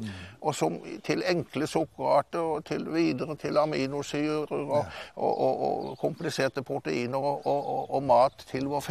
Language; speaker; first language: Norwegian; native; Norwegian